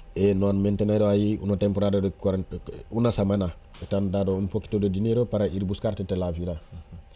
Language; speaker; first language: Spanish; non-native, fluent; Wolof